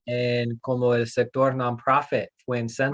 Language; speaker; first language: Spanish; non-native, fluent; English